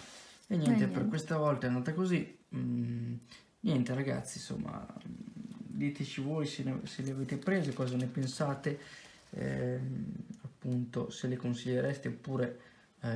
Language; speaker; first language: Italian; native; Italian